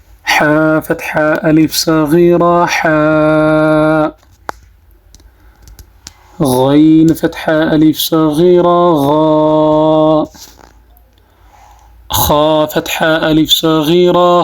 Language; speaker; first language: Arabic; non-native, fluent; Amharic